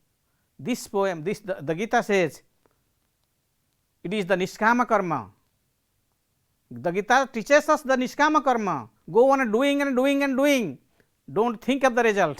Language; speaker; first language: English; non-native, local second language; Odia